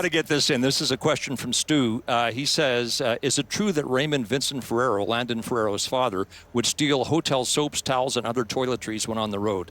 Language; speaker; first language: English; native; English